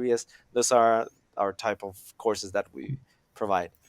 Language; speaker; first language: English; non-native, fluent; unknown